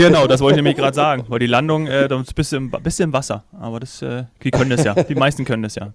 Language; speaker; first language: German; native; German